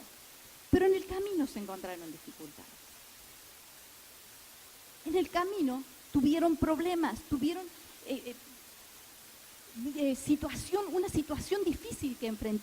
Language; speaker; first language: Spanish; native; Spanish